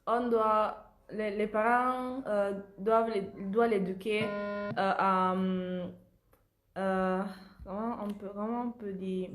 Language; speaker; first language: French; non-native, learner; Italian